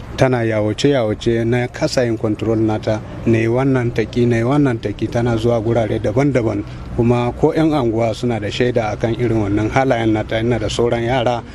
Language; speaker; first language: Hausa; native; Hausa